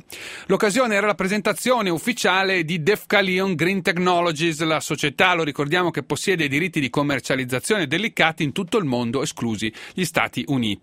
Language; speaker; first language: Italian; native; Italian